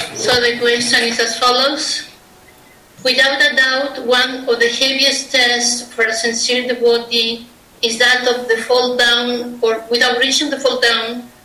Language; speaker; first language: English; non-native, fluent; Spanish